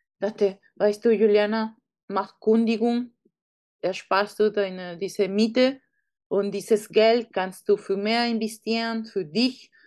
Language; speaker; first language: German; non-native, fluent; Spanish